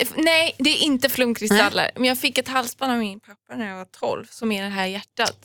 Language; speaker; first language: Swedish; early bilingual, other home language; Persian